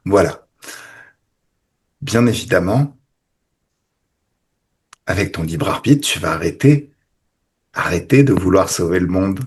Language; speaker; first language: French; native; French